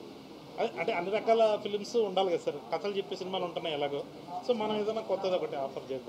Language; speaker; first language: Telugu; native; Telugu